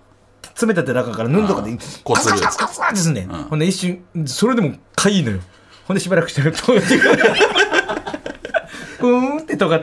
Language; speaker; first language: Japanese; native; Japanese